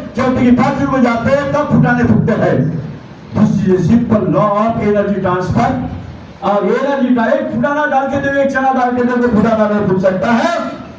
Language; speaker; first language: Hindi; non-native, local second language; Marathi